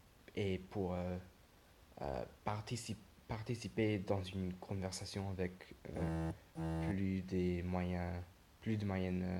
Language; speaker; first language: French; non-native, learner; English